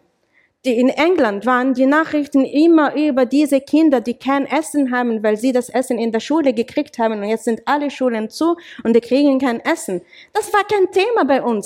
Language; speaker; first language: German; non-native, fluent; English